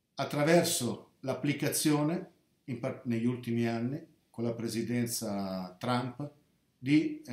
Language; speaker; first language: Italian; native; Italian